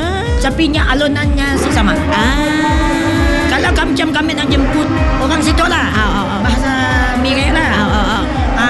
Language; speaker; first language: Malay; non-native, local second language; Māori